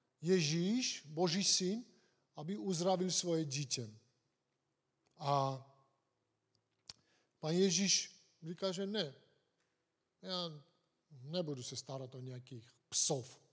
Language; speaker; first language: Czech; non-native, fluent; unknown